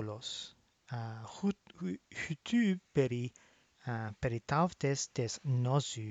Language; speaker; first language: Greek; non-native, fluent; English